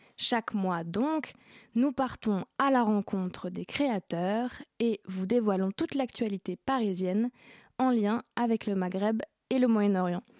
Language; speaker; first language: French; native; French